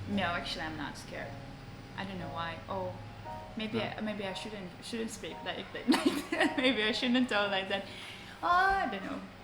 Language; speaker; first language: English; non-native, learner; Russian